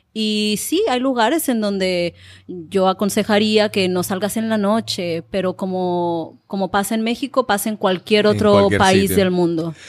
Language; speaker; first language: Spanish; non-native, fluent; English